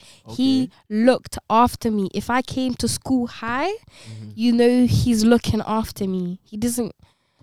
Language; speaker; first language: English; early bilingual, other home language; Konkani